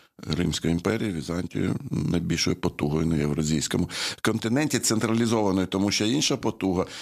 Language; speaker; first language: Ukrainian; native; Ukrainian